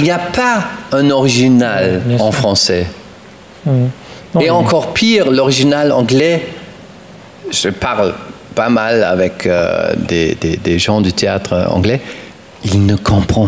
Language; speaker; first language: French; non-native, fluent; German